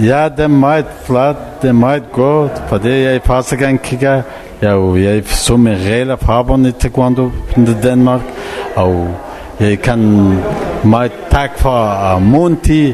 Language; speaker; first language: Danish; non-native, learner; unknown